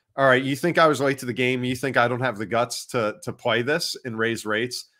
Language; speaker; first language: English; native; English